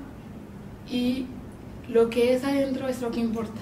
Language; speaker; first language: Spanish; non-native, fluent; Haitian Creole